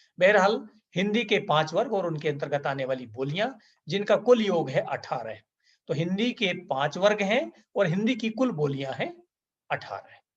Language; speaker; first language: Hindi; native; Hindi